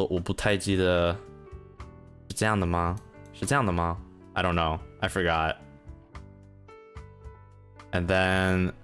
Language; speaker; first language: Chinese; non-native, learner; English